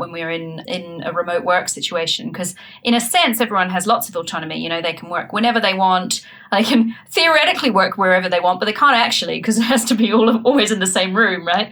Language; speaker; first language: English; native; English